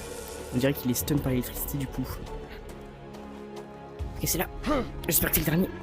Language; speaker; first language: French; native; French